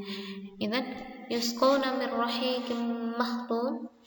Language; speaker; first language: Arabic; non-native, fluent; Indonesian